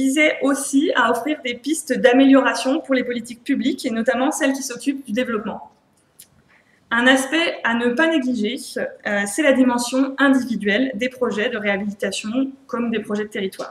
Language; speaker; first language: French; native; French